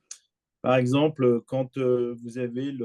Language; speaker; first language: French; native; French